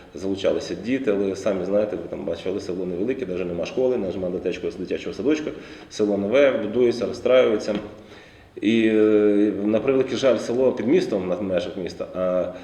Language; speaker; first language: Ukrainian; native; Ukrainian